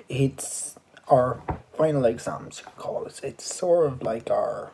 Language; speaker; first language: English; native; English